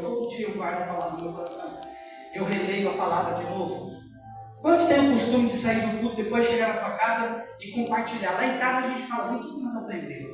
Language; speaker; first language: Portuguese; native; Portuguese